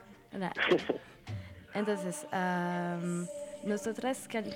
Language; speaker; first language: Spanish; non-native, learner; French